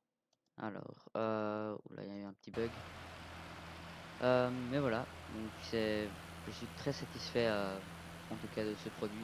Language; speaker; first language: French; native; French